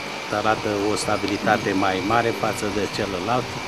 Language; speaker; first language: Romanian; native; Romanian